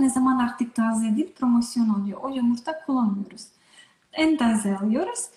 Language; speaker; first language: Turkish; non-native, learner; Russian